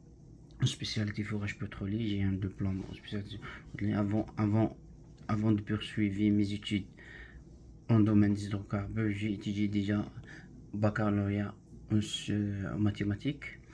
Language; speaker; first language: French; non-native, learner; Arabic